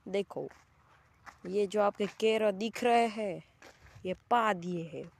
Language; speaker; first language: Hindi; non-native, local second language; Gujarati